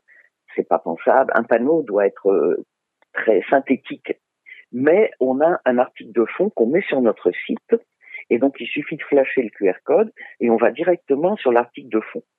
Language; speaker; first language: French; native; French